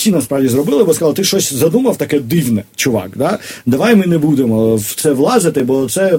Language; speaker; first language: Ukrainian; native; Ukrainian